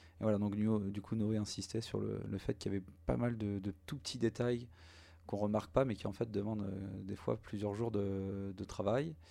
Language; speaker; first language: French; native; French